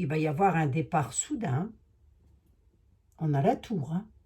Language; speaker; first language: French; native; French